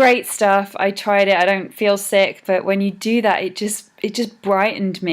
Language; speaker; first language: English; native; English